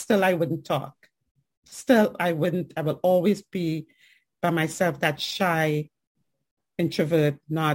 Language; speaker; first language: English; native; English